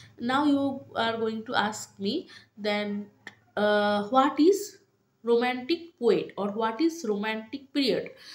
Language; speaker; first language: English; non-native, local second language; Bangla